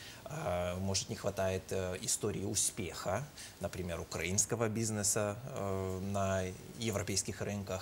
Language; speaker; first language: Russian; non-native, fluent; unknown